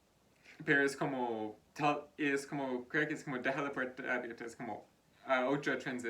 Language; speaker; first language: Spanish; non-native, fluent; English